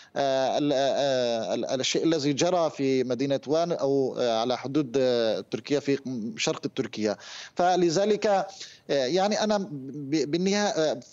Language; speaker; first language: Arabic; non-native, fluent; Turkish